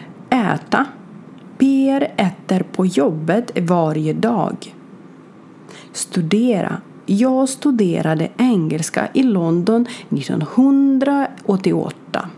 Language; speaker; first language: Swedish; non-native, learner; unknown